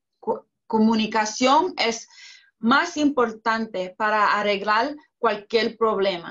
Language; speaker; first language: Spanish; early bilingual, heritage; Spanish